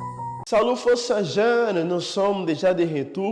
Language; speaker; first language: French; non-native, fluent; Portuguese